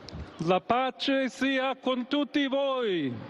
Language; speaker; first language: Italian; non-native, fluent; English